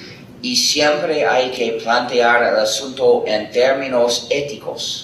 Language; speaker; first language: Spanish; non-native, fluent; English